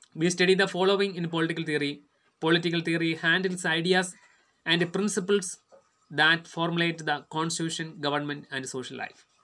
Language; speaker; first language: English; non-native, local second language; Malayalam